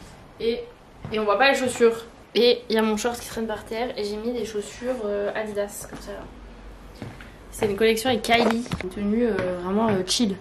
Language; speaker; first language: French; native; French